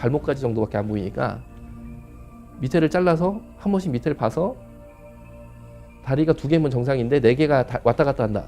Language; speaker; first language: Korean; native; Korean